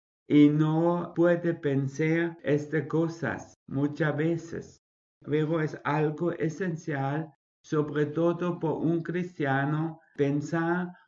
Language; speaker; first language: Spanish; non-native, fluent; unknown